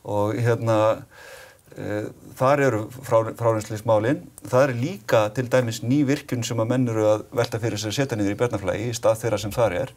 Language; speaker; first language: Icelandic; native; Icelandic